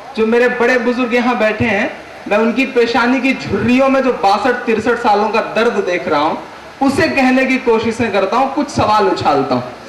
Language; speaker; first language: Hindi; native; Hindi